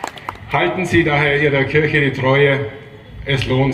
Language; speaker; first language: German; native; German